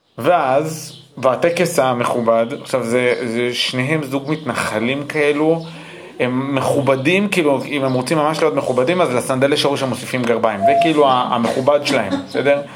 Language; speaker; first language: Hebrew; early bilingual, heritage; English